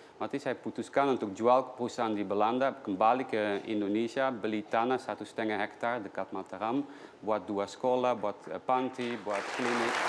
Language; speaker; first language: Indonesian; non-native, fluent; Dutch